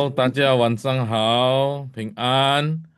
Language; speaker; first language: Chinese; non-native, fluent; Indonesian